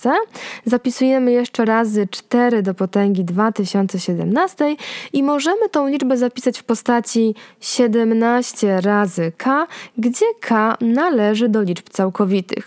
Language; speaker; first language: Polish; native; Polish